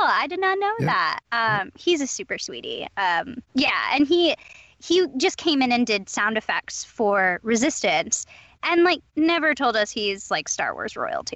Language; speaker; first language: English; native; English